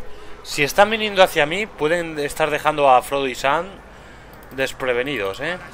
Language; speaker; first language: Spanish; native; Spanish